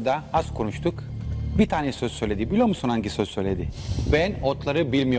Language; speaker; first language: Turkish; non-native, fluent; Italian